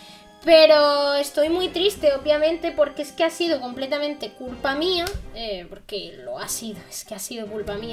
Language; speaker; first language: Spanish; native; Spanish